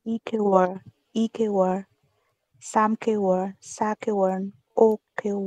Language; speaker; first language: Korean; non-native, learner; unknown